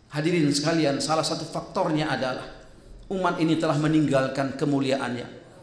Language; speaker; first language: Indonesian; native; Indonesian